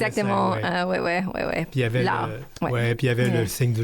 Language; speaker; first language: French; native; French